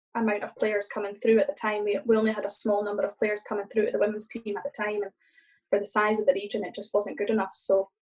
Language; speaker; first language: English; native; English